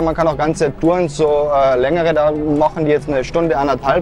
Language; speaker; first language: German; native; German